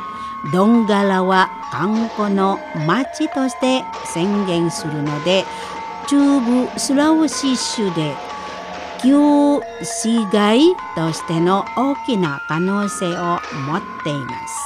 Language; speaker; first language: Japanese; non-native, learner; Indonesian